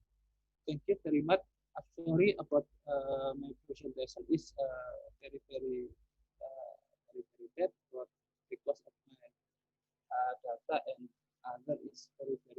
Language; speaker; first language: English; non-native, learner; Indonesian